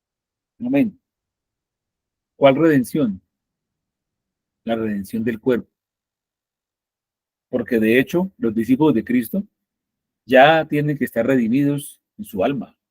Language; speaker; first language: Spanish; native; Spanish